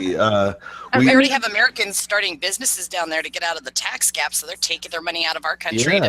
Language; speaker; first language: English; native; English